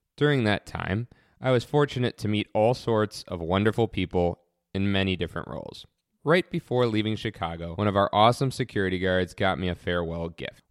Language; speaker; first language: English; native; English